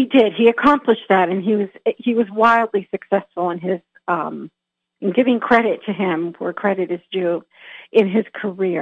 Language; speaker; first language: English; native; English